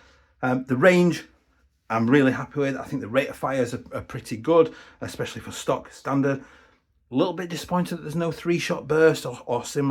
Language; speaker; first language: English; native; English